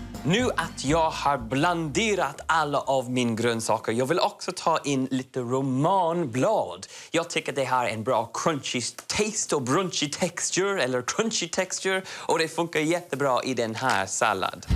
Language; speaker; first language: Swedish; non-native, learner; English